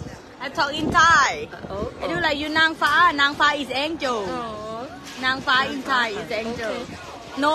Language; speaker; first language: English; non-native, learner; Thai